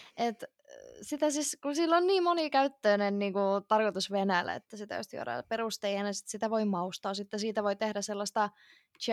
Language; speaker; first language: Finnish; early bilingual, other home language; Russian